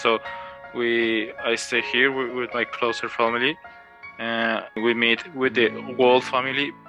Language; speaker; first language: English; non-native, learner; Spanish